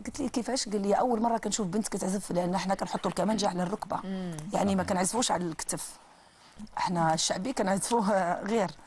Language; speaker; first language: Arabic; native; Arabic